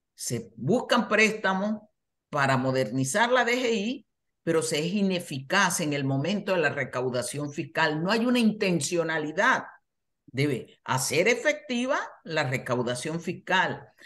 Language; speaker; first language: Spanish; native; Spanish